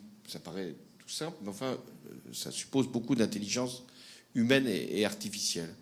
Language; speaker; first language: French; native; French